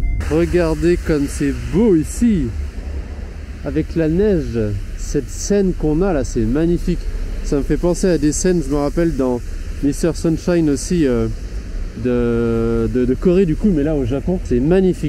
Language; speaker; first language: French; native; French